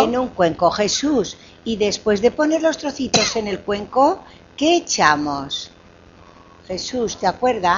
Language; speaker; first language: Spanish; native; Spanish